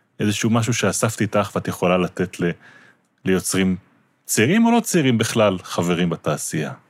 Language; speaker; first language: Hebrew; native; Hebrew